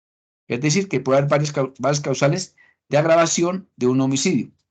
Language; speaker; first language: Spanish; native; Spanish